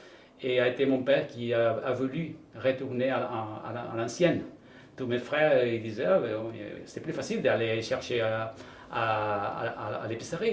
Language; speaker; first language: French; non-native, fluent; Spanish